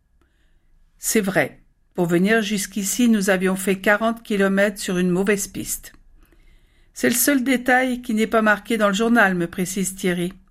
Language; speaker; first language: French; native; French